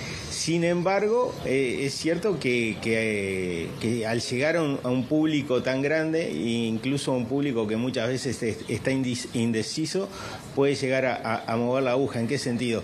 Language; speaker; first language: Spanish; native; Spanish